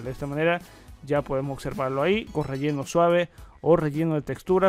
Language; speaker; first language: Spanish; native; Spanish